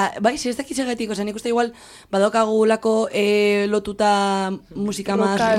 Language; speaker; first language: Basque; non-native, local second language; Spanish